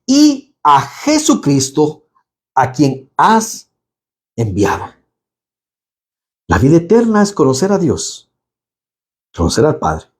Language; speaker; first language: Spanish; native; Spanish